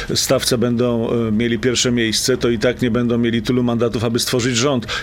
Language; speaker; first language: Polish; native; Polish